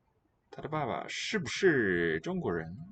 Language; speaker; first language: Chinese; non-native, learner; English